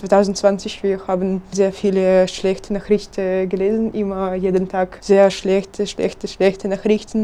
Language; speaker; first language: German; non-native, learner; Belarusian